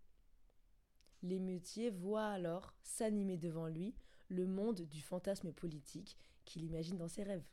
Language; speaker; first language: French; native; French